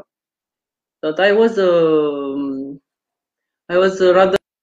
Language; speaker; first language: English; non-native, fluent; Romanian